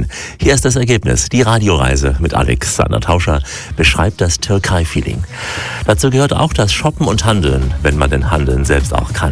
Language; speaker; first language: German; native; German